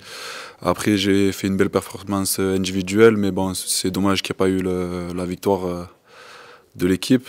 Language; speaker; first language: French; native; French